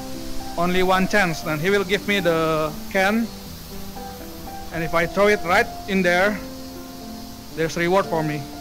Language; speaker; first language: English; non-native, fluent; Indonesian